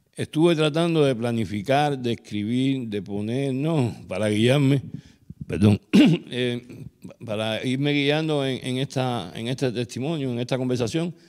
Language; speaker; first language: Spanish; native; Spanish